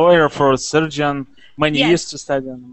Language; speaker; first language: English; non-native, learner; Russian